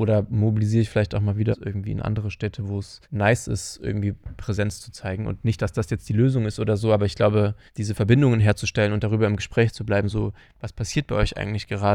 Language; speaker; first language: German; native; German